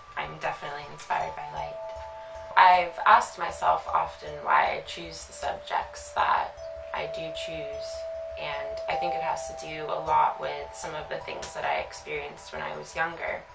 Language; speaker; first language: English; native; English